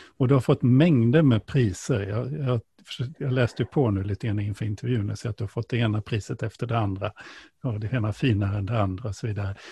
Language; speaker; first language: Swedish; native; Swedish